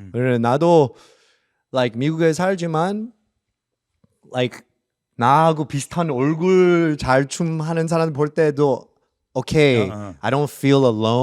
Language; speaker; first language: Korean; early bilingual, heritage; English